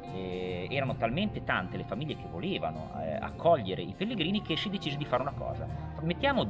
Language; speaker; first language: Italian; native; Italian